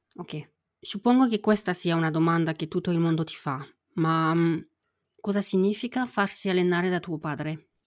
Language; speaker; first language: Italian; non-native, fluent; French